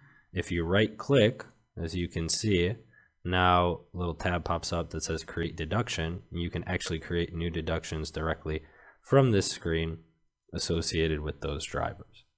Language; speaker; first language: English; native; English